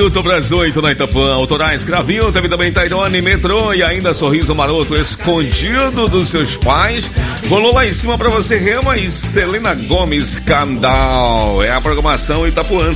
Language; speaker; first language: Portuguese; native; Portuguese